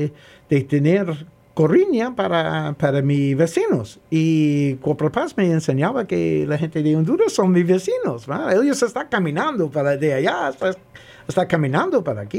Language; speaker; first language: Spanish; non-native, learner; English